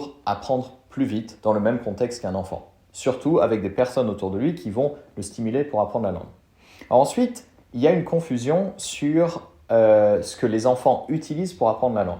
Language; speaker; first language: French; native; French